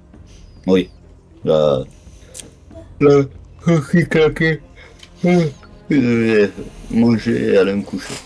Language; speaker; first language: French; native; French